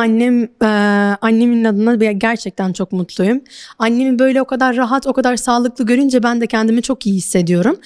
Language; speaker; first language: Turkish; non-native, fluent; Albanian